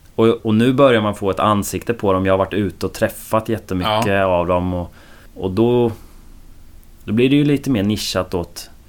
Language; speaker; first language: Swedish; native; Swedish